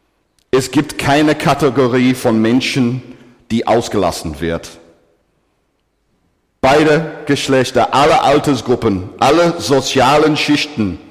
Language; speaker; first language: German; non-native, fluent; English